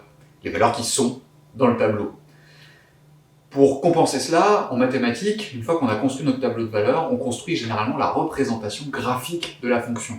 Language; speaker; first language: French; native; French